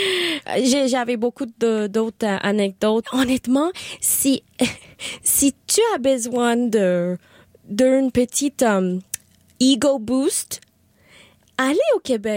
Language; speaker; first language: French; non-native, learner; English